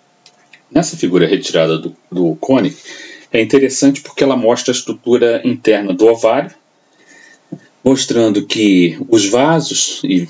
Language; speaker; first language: Portuguese; native; Portuguese